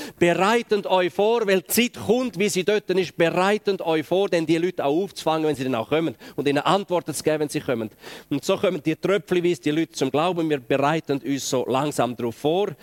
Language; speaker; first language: German; native; German